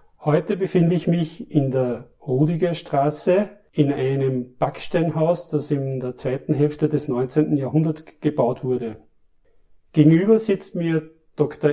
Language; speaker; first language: German; native; German